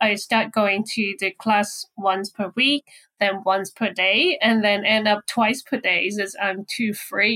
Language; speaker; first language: English; non-native, local second language; Cantonese